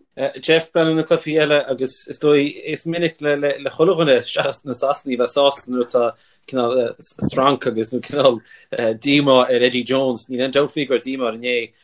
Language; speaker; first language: Irish; native; Irish